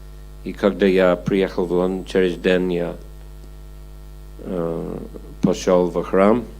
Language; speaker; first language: Russian; non-native, fluent; English